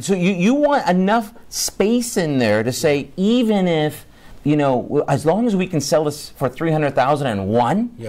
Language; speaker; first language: English; native; English